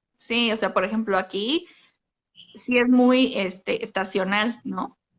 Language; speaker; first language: Spanish; native; Spanish